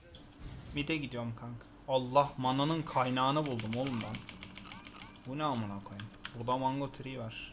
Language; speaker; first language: Turkish; native; Turkish